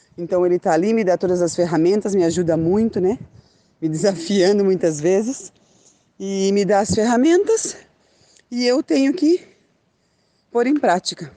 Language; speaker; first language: Portuguese; native; Portuguese